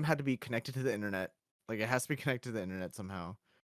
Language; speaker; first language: English; native; English